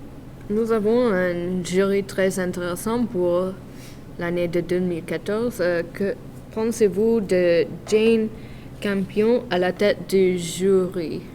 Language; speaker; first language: French; non-native, learner; English